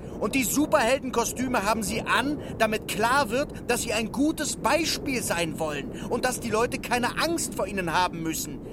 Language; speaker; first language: German; native; German